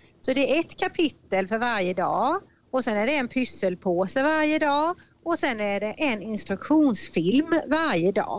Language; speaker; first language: Swedish; native; Swedish